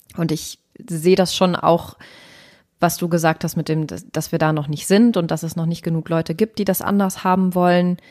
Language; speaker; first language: German; native; German